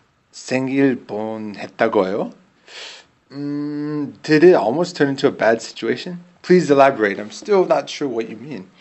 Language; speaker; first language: English; native; English